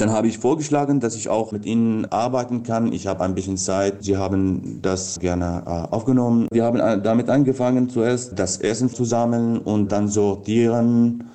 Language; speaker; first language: German; non-native, fluent; Kurdish